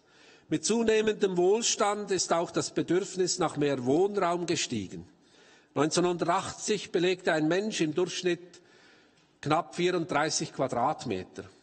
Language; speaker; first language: German; native; German